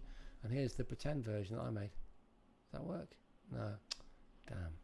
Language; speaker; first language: English; native; English